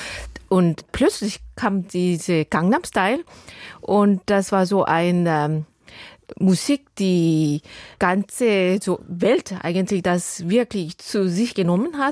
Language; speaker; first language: German; non-native, fluent; Korean